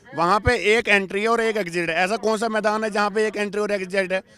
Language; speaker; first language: Hindi; native; Hindi